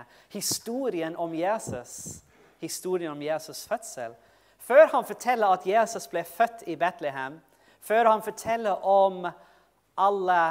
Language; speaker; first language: Norwegian; non-native, fluent; English